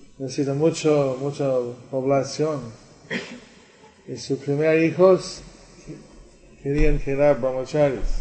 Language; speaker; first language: Spanish; non-native, learner; English